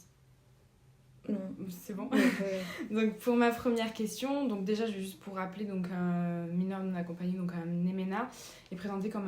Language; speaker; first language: French; native; French